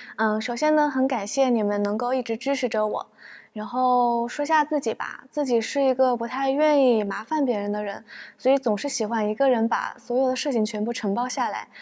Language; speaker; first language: Chinese; native; Chinese